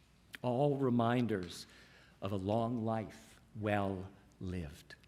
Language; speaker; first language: English; native; English